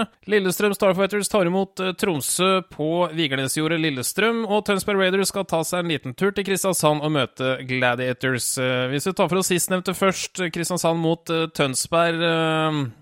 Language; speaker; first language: Norwegian; native; Norwegian